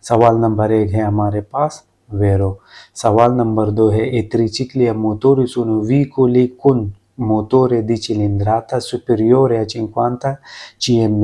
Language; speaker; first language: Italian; non-native, learner; Urdu